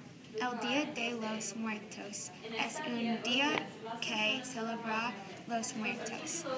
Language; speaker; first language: Spanish; non-native, learner; English